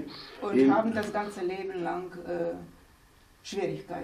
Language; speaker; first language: German; non-native, fluent; Slovenian